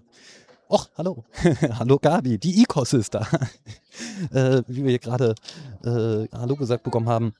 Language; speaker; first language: German; native; German